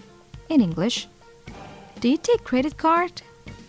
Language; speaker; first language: English; non-native, fluent; Indonesian